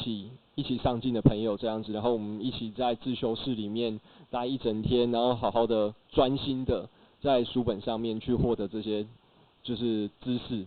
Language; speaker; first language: Chinese; native; Chinese